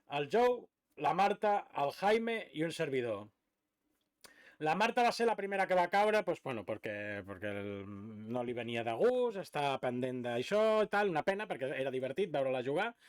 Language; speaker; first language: Catalan; native; Catalan